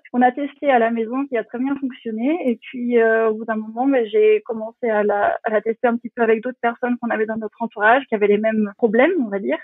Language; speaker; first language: French; native; French